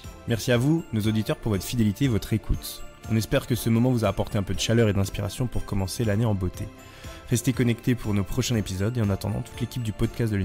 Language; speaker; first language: French; native; French